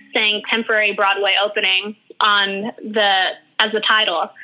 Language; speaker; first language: English; early bilingual, other home language; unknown